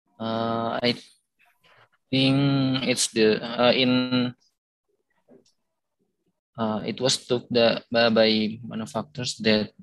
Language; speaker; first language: English; non-native, learner; Indonesian